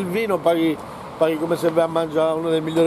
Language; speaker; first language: Italian; native; Italian